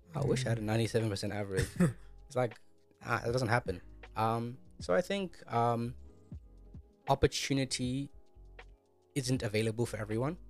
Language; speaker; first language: English; early bilingual, other home language; Amharic